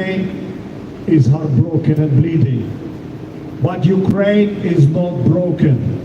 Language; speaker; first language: English; non-native, fluent; Ukrainian